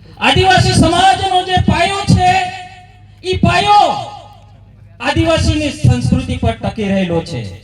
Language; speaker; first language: Gujarati; non-native, local second language; Bhili